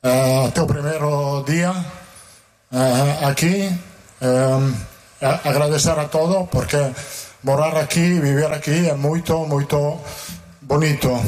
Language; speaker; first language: Portuguese; non-native, learner; Italian